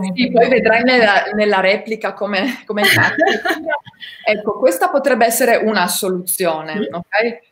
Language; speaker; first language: Italian; native; Italian